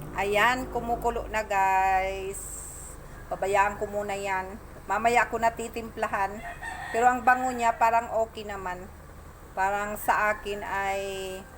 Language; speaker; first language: Filipino; non-native, local second language; Masbatenyo